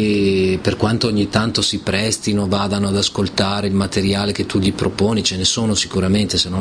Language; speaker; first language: Italian; native; Italian